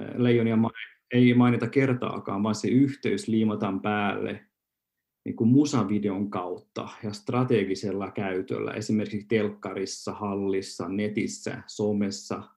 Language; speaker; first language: Finnish; non-native, local second language; Swedish